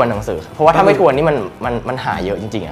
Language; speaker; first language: Thai; native; Thai